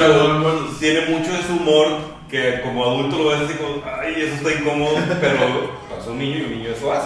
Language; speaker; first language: Spanish; native; Spanish